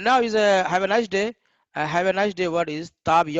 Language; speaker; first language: English; non-native, learner; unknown